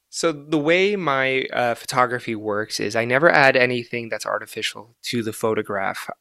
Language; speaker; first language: English; early bilingual, other home language; Arabic